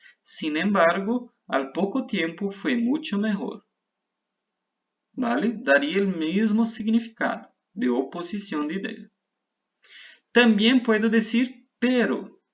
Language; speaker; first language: Spanish; non-native, fluent; Portuguese